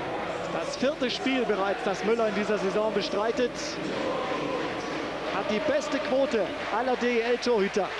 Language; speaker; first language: German; native; German